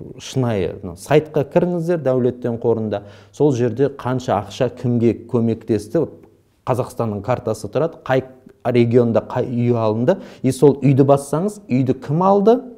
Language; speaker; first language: Kazakh; native; Kazakh